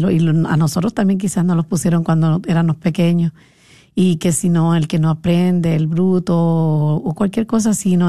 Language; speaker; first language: Spanish; native; Spanish